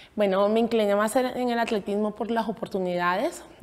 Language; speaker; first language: Spanish; native; Spanish